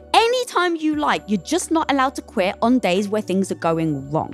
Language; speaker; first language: English; native; English